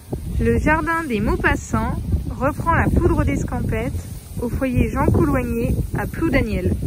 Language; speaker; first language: French; native; French